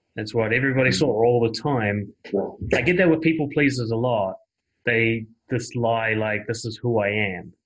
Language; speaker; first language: English; native; English